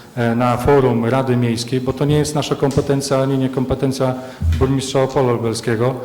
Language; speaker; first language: Polish; native; Polish